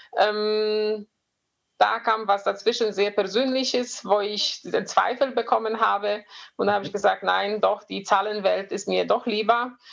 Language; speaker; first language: German; non-native, fluent; Polish